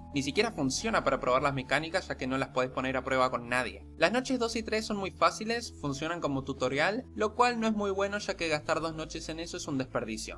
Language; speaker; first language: Spanish; native; Spanish